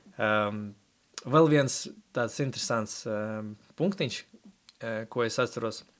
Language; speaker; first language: Latvian; non-native, local second language; Russian